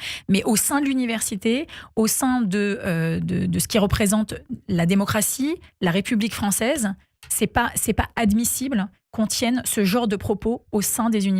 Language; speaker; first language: French; native; French